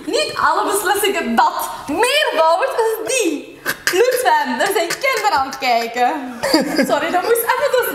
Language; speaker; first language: Dutch; early bilingual, other home language; Turkish